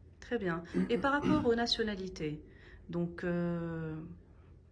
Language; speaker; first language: French; non-native, local second language; Arabic